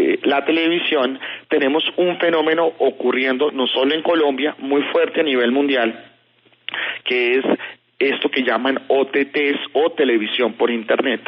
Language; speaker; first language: Spanish; native; Spanish